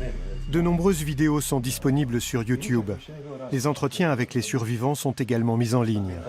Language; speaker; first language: French; native; French